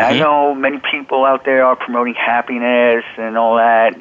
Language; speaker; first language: English; native; English